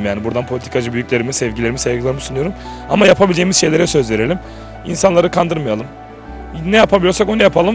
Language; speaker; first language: Turkish; native; Turkish